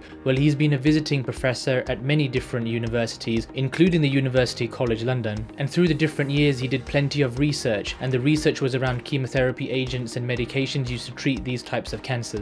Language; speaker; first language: English; native; English